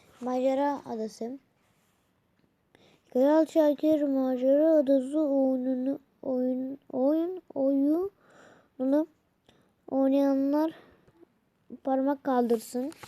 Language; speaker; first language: Turkish; native; Turkish